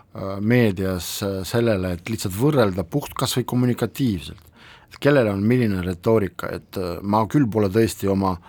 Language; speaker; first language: Estonian; non-native, local second language; Russian